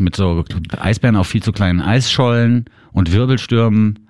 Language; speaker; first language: German; native; German